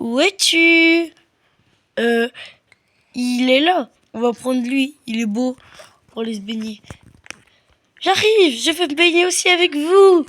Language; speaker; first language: French; native; French